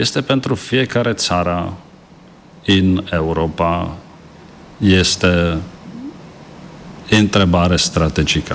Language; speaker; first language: Romanian; non-native, fluent; Czech